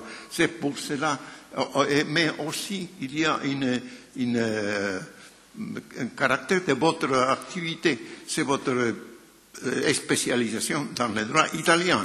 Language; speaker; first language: French; non-native, fluent; Spanish